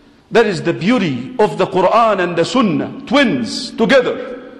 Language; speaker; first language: English; non-native, fluent; Arabic